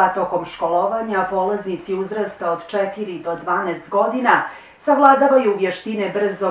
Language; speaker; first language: Croatian; native; Croatian